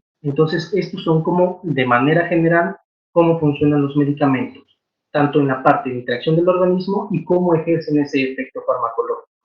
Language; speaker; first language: Spanish; native; Spanish